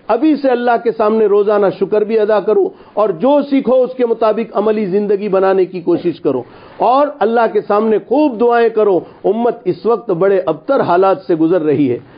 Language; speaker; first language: Urdu; non-native, local second language; Gujarati